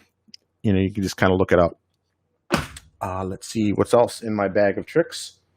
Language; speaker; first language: English; native; English